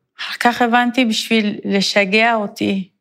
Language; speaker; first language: Hebrew; non-native, fluent; Persian